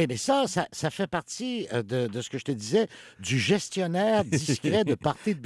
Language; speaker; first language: French; native; French